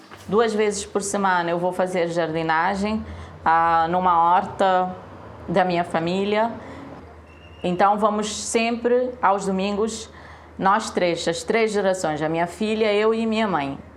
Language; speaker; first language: Portuguese; non-native, local second language; Kabuverdianu